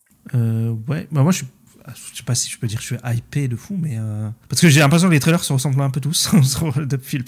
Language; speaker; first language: French; native; French